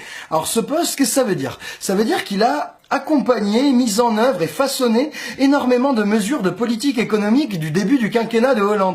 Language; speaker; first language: French; native; French